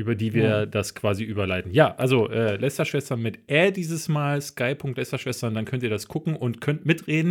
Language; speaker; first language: German; native; German